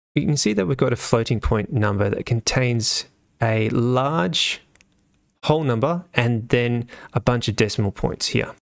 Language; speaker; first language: English; native; English